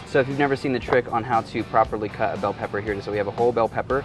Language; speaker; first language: English; native; English